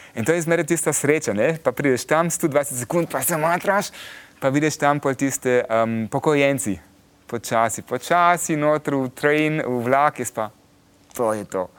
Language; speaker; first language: Slovenian; early bilingual, heritage; Slovenian